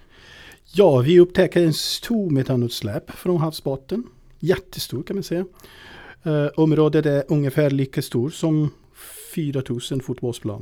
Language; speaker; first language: Swedish; non-native, fluent; Portuguese